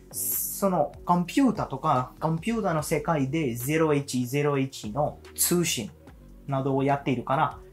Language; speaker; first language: Japanese; non-native, learner; Hindi